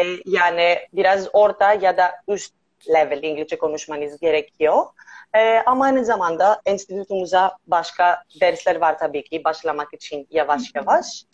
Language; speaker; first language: Turkish; non-native, learner; Greek